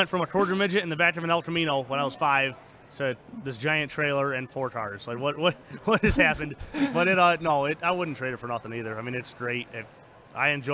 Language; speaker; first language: English; native; English